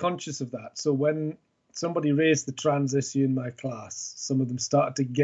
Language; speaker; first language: English; native; English